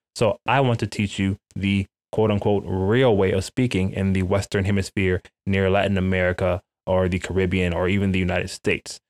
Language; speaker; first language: English; native; English